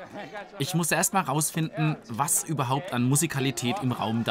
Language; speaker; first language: German; native; German